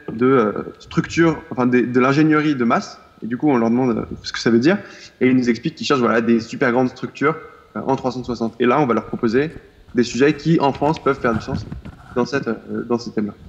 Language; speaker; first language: French; native; French